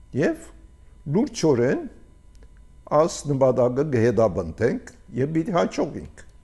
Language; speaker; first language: Armenian; early bilingual, heritage; Armenian